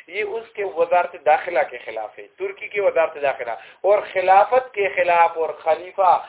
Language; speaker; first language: Urdu; non-native, local second language; Pashto